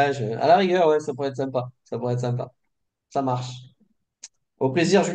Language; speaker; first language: French; native; French